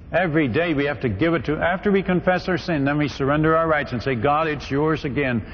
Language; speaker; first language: English; non-native, fluent; Dutch